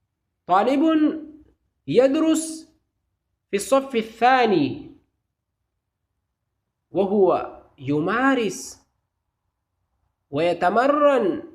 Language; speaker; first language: Arabic; non-native, fluent; Urdu